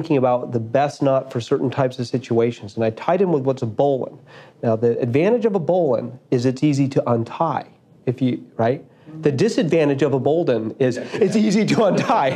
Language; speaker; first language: English; native; English